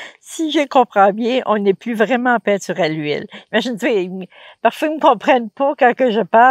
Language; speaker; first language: French; native; French